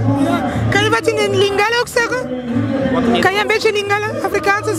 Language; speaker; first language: Dutch; non-native, fluent; French